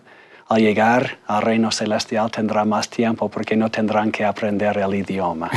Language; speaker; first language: Spanish; non-native, fluent; English